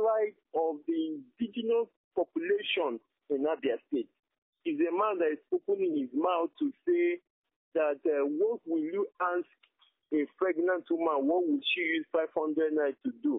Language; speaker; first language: English; non-native, local second language; Igbo